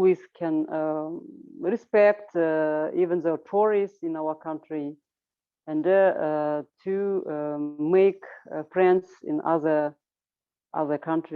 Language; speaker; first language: English; non-native, learner; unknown